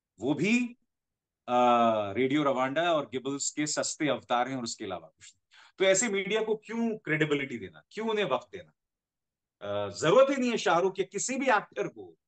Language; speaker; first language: Hindi; native; Hindi